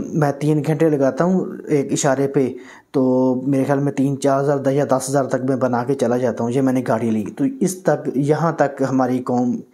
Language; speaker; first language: Urdu; non-native, local second language; Punjabi